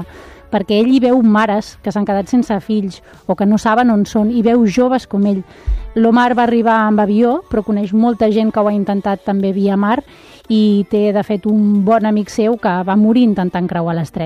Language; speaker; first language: Catalan; native; Catalan